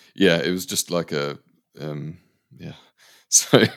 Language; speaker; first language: English; native; English